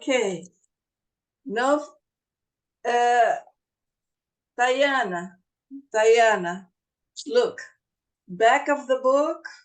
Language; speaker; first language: English; non-native, fluent; Portuguese